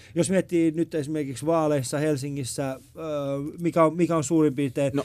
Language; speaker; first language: Finnish; early bilingual, other home language; Persian